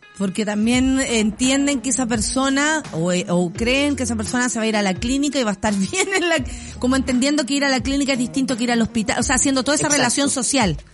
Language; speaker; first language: Spanish; native; Spanish